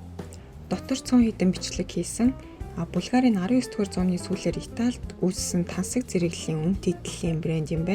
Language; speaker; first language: Mongolian; native; Mongolian